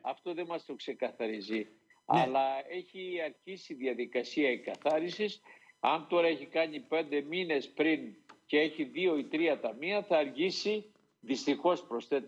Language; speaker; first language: Greek; native; Greek